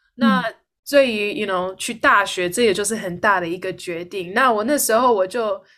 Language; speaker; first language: Chinese; early bilingual, heritage; Chinese